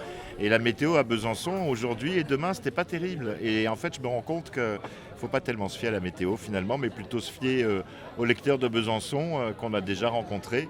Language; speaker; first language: French; native; French